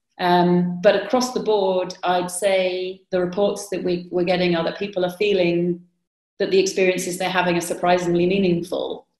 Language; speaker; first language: English; native; English